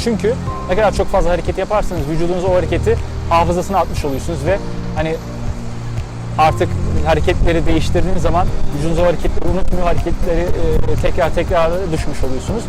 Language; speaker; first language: Turkish; native; Turkish